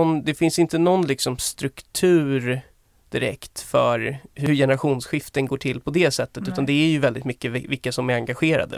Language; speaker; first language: Swedish; native; Swedish